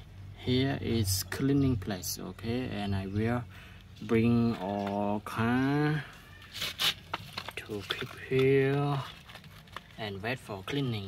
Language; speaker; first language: English; non-native, learner; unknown